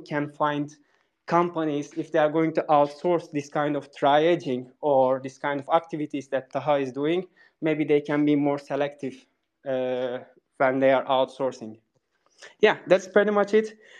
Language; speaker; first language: English; non-native, fluent; Turkish